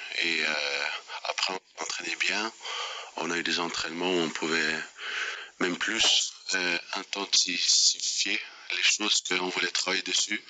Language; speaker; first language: French; non-native, fluent; Danish